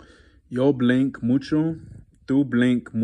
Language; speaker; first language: Spanish; non-native, learner; English